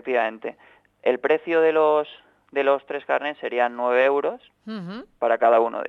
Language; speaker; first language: Spanish; native; Spanish